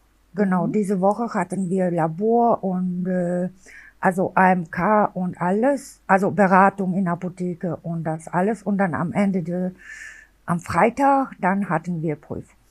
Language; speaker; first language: German; non-native, local second language; Albanian